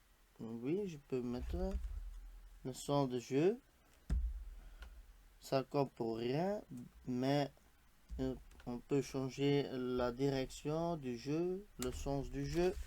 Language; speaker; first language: French; non-native, local second language; Dutch